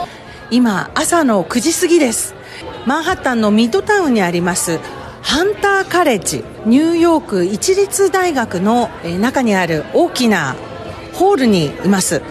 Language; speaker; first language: Japanese; native; Japanese